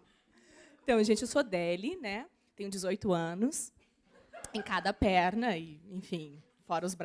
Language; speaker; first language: Portuguese; native; Portuguese